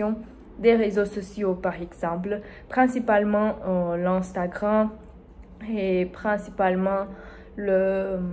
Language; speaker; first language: French; non-native, learner; Spanish